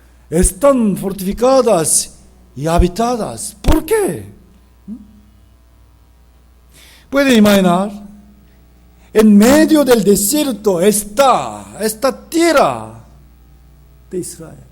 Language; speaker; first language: Spanish; non-native, fluent; Korean